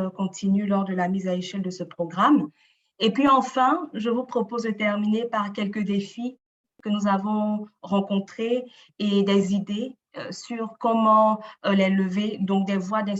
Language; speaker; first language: French; native; French